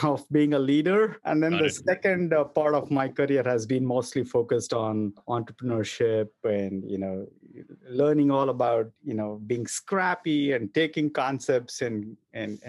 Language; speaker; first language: English; non-native, local second language; Kannada